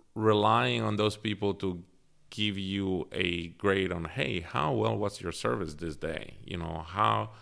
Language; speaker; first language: English; early bilingual, other home language; Spanish